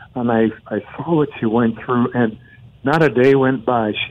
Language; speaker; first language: English; non-native, fluent; Spanish